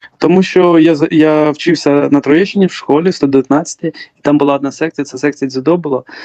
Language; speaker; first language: Ukrainian; early bilingual, other home language; Georgian